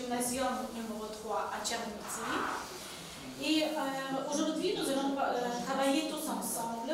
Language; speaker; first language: French; non-native, fluent; Ukrainian